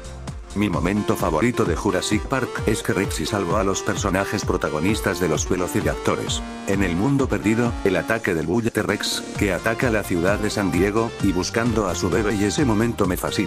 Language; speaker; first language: Spanish; native; Spanish